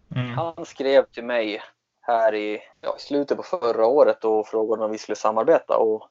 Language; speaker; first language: Swedish; native; Swedish